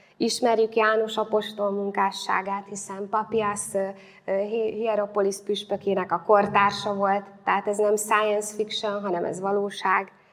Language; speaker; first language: Hungarian; native; Hungarian